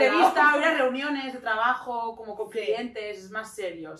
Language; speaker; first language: Spanish; native; Spanish